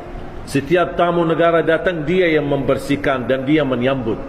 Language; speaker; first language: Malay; non-native, fluent; Arabic